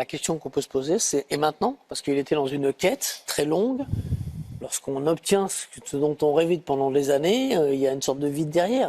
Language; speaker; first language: French; native; French